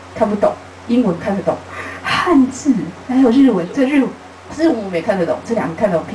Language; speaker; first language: Chinese; native; Chinese